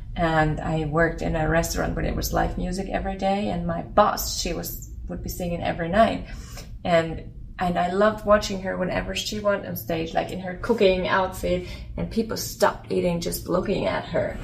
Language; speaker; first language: English; non-native, fluent; German